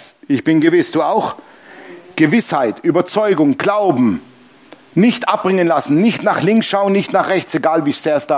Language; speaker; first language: German; native; German